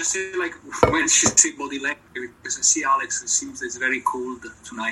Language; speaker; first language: English; non-native, learner; Italian